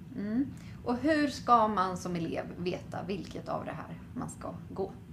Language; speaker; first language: Swedish; native; Swedish